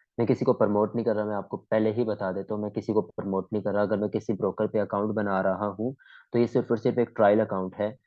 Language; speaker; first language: Urdu; non-native, local second language; Punjabi